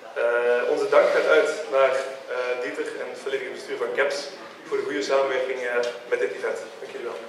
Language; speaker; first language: Dutch; native; Dutch